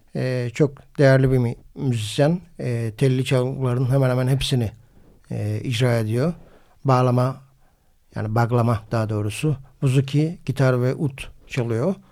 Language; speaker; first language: Turkish; native; Turkish